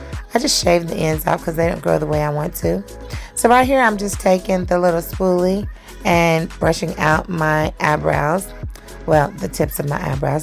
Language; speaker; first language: English; native; English